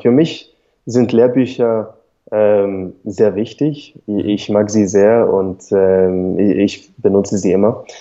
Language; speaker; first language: German; non-native, fluent; English